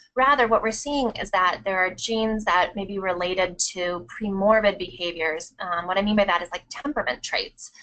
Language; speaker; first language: English; native; English